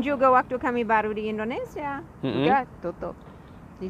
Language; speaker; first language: Indonesian; non-native, fluent; English